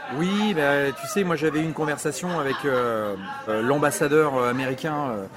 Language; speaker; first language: French; native; French